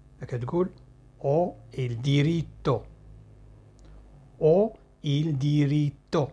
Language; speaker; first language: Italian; non-native, fluent; Arabic